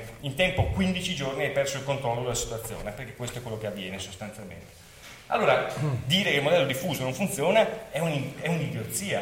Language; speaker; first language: Italian; native; Italian